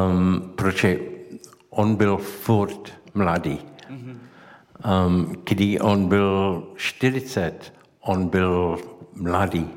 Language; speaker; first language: Czech; non-native, learner; English